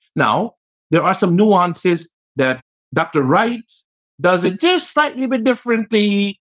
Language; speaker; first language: English; native; English